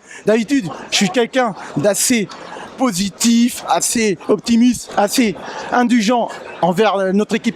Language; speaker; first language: French; native; French